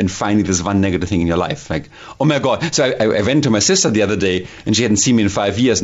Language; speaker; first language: English; non-native, fluent; German